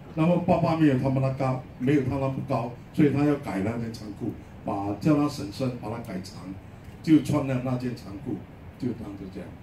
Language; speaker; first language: Chinese; native; Chinese